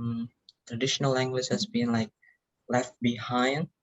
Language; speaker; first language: English; non-native, learner; Indonesian